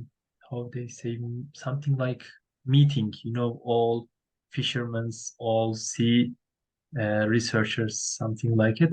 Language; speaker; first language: English; non-native, learner; Turkish